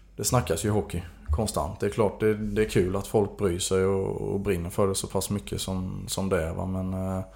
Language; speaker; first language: Swedish; native; Swedish